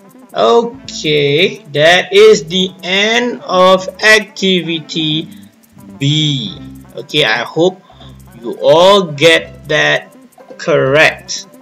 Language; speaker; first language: English; non-native, local second language; Malay